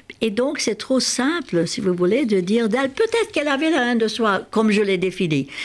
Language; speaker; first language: French; non-native, fluent; Hungarian